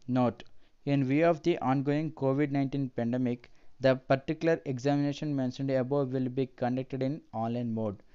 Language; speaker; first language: English; non-native, local second language; Telugu